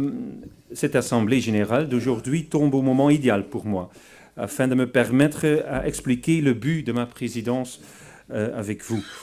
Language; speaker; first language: French; non-native, fluent; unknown